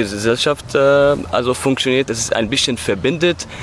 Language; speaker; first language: German; non-native, learner; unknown